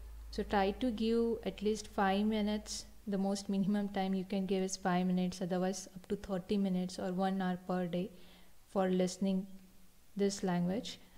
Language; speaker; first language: English; non-native, local second language; Hindi